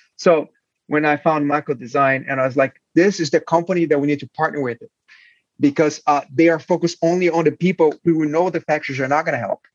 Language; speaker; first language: English; non-native, fluent; Portuguese